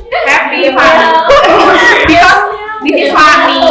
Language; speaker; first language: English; non-native, learner; Indonesian